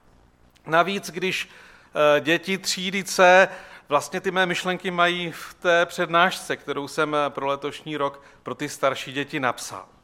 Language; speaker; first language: Czech; native; Czech